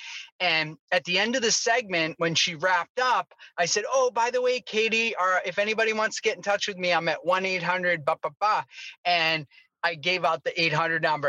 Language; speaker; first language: English; native; English